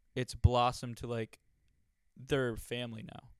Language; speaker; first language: English; early bilingual, other home language; Hungarian